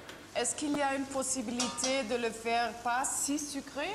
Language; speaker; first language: French; non-native, learner; German